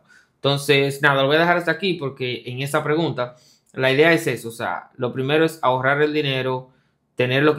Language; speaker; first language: Spanish; native; Spanish